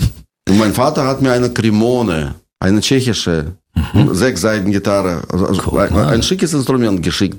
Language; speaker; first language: German; non-native, fluent; Russian